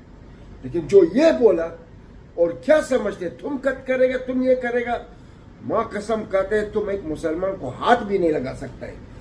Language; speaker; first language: Hindi; non-native, learner; Arabic